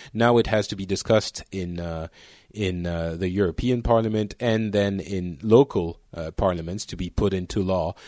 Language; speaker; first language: English; non-native, fluent; French